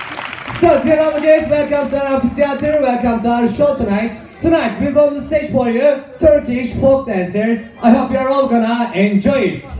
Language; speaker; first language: English; non-native, fluent; Turkish